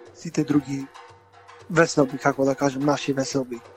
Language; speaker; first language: Macedonian; native; Macedonian